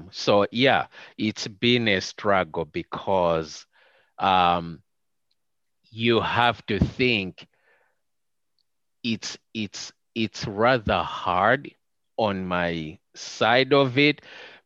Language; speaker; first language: English; non-native, local second language; Nyanja